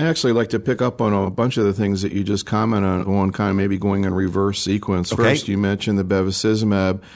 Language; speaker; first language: English; native; English